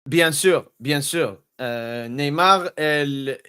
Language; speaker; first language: French; non-native, learner; English